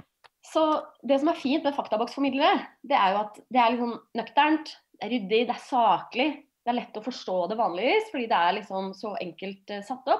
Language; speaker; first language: Norwegian; native; Norwegian